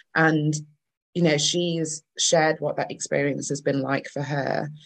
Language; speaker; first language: English; native; English